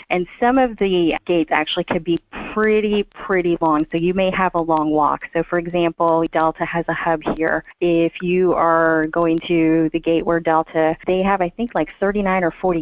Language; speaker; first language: English; native; English